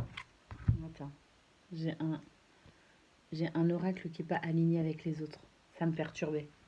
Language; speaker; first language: French; native; French